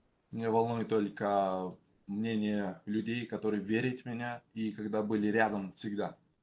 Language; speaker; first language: Russian; non-native, local second language; Romanian